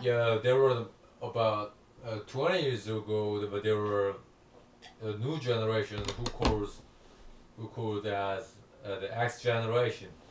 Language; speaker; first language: English; non-native, learner; Korean